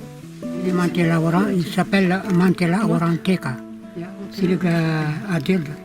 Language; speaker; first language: French; non-native, local second language; Malagasy